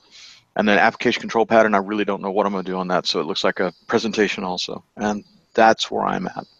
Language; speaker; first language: English; native; English